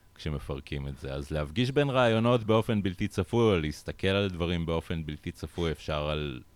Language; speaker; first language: Hebrew; early bilingual, other home language; Russian